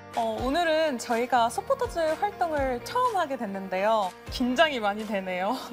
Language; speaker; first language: Korean; non-native, fluent; Arabic